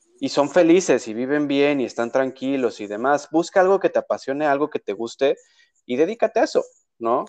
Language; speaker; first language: Spanish; native; Spanish